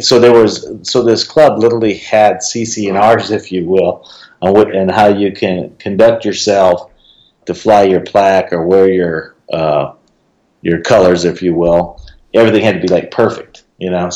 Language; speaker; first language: English; native; English